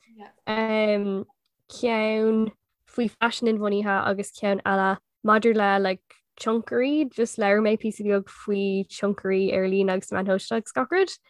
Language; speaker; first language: Irish; non-native, local second language; English